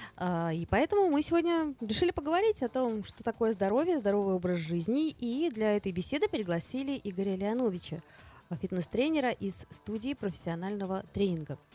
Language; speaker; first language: Russian; native; Russian